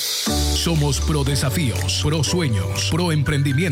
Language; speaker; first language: Spanish; native; Spanish